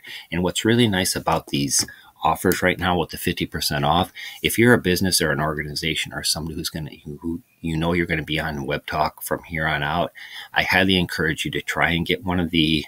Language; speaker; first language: English; native; English